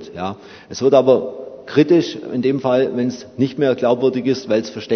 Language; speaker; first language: German; native; German